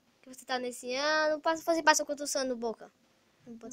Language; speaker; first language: Portuguese; native; Portuguese